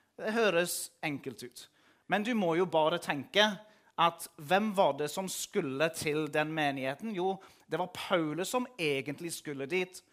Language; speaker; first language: Norwegian; non-native, fluent; English